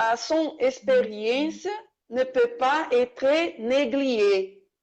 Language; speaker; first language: French; non-native, learner; Portuguese